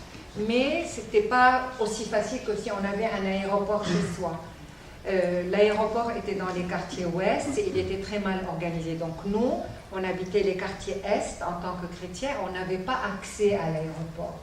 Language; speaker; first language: French; non-native, local second language; Arabic